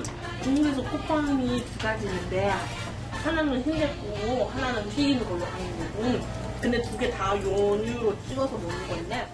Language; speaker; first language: Korean; non-native, fluent; Chinese